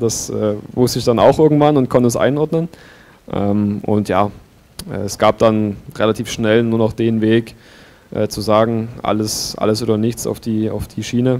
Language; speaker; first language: German; native; German